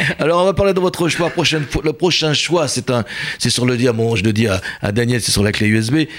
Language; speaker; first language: French; native; French